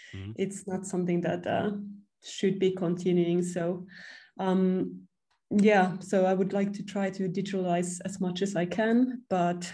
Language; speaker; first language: English; non-native, fluent; Finnish